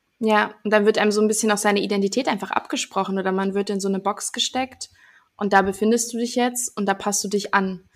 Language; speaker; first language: German; native; German